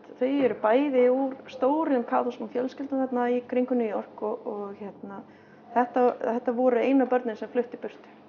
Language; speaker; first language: Icelandic; non-native, fluent; English